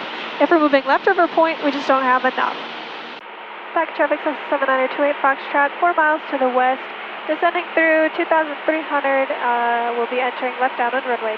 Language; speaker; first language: English; native; English